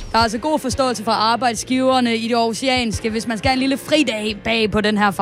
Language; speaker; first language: Danish; native; Danish